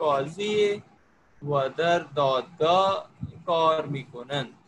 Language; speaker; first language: Persian; non-native, learner; Urdu